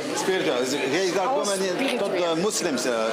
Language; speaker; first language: Dutch; non-native, local second language; French